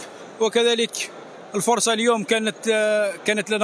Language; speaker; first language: Arabic; native; Arabic